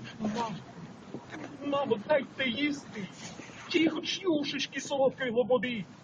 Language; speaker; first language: Ukrainian; native; Ukrainian